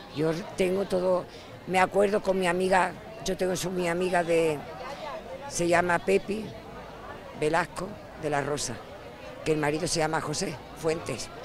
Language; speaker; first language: Spanish; native; Spanish